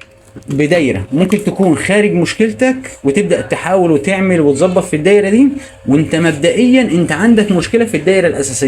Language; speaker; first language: Arabic; native; Arabic